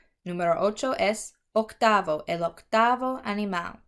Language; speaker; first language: Spanish; non-native, fluent; English